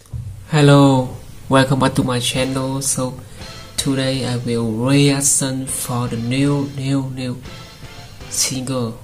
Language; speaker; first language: English; non-native, learner; Vietnamese